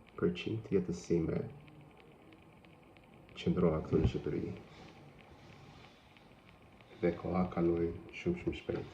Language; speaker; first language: Albanian; non-native, learner; English